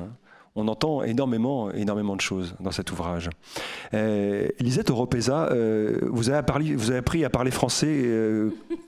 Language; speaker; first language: French; native; French